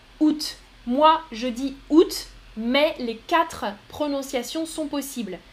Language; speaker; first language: French; native; French